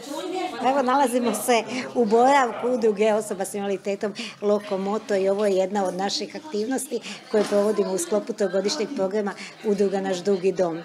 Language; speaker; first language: Croatian; native; Croatian